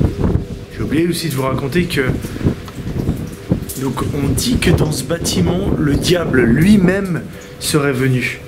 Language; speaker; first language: French; native; French